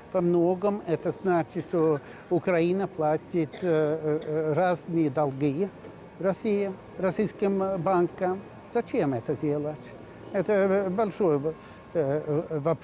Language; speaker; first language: Russian; non-native, fluent; Swedish